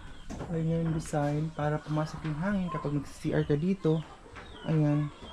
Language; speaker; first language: Filipino; native; Filipino